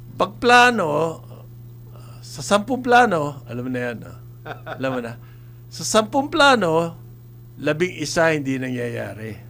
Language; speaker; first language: Filipino; native; Filipino